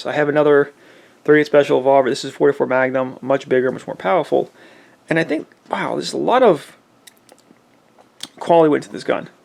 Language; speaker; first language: English; native; English